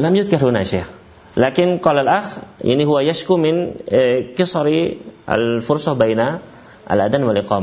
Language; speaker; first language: Arabic; non-native, fluent; Indonesian